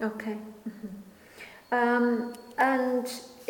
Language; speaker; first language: English; non-native, fluent; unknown